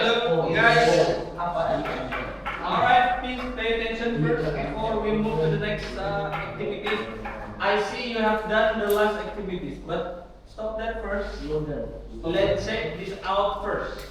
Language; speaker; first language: English; non-native, fluent; Indonesian